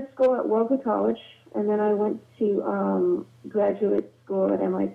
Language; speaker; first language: English; native; English